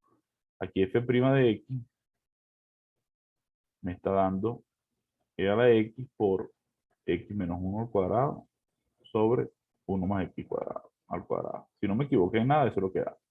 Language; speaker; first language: Spanish; native; Spanish